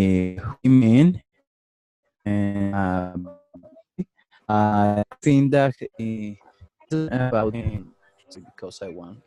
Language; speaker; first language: English; non-native, learner; Spanish